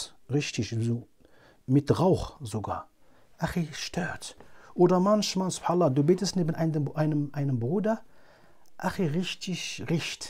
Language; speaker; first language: German; non-native, fluent; Arabic